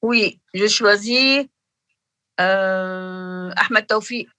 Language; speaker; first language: French; non-native, learner; Arabic